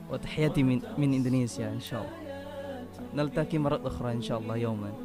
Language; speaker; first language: Arabic; non-native, learner; Indonesian